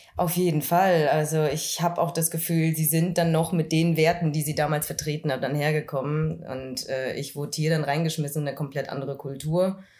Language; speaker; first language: German; early bilingual, other home language; Vietnamese